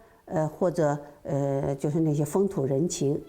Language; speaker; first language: Chinese; native; Chinese